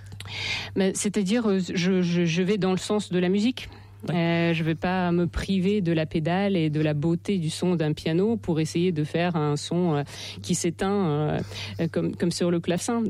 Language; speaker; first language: French; non-native, fluent; Ukrainian